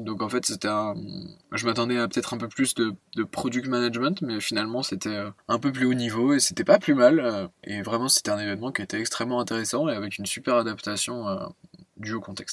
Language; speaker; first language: French; native; French